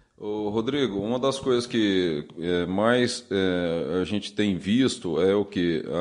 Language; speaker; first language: Portuguese; native; Portuguese